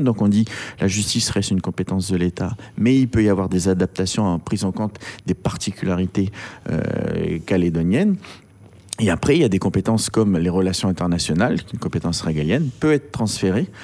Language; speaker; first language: French; native; French